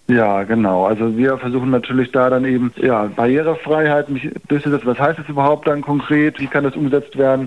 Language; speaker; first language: German; native; German